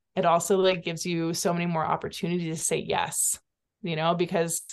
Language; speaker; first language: English; native; English